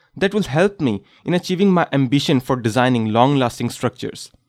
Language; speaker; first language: English; non-native, local second language; Urdu